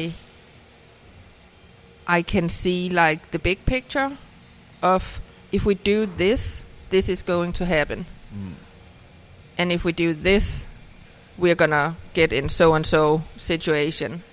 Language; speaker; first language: English; non-native, fluent; Danish